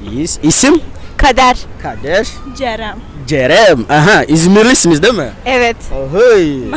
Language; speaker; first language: Turkish; non-native, fluent; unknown